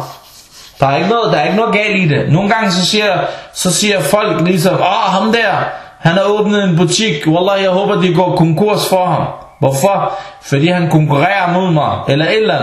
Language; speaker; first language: Danish; early bilingual, other home language; Arabic